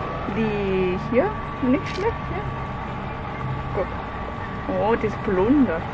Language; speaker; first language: German; non-native, fluent; Cantonese